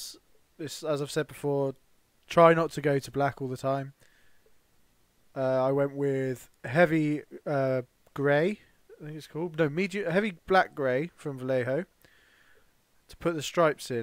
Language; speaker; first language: English; native; English